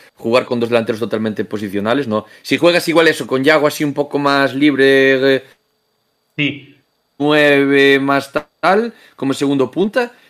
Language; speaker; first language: Spanish; native; Spanish